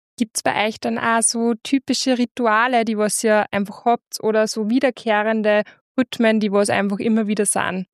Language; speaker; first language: German; native; German